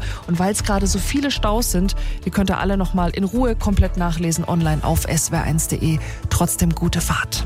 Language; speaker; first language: German; native; German